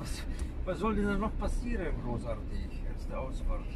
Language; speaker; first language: German; native; German